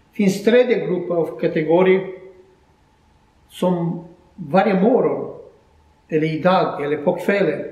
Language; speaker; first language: Swedish; non-native, fluent; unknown